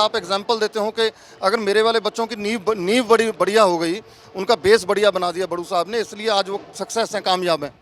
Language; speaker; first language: Hindi; non-native, local second language; Punjabi